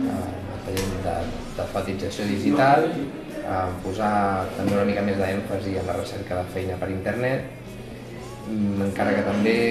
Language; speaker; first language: Catalan; native; Catalan